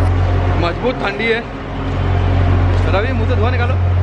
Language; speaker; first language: Hindi; native; Hindi